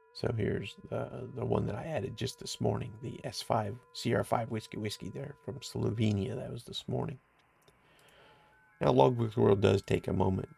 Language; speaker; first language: English; native; English